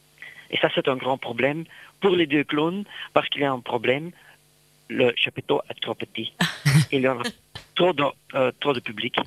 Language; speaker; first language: French; non-native, local second language; Dutch